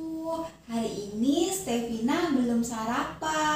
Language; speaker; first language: Indonesian; non-native, learner; Japanese